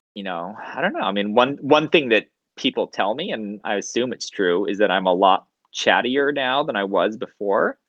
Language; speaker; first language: English; native; English